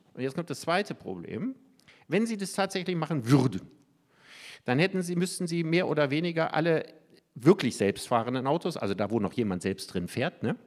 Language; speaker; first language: German; native; German